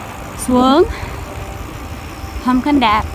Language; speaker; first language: Vietnamese; non-native, fluent; English